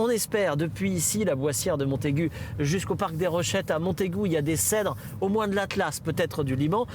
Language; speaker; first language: French; native; French